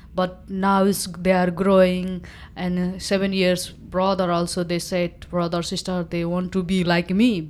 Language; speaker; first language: English; non-native, local second language; Nepali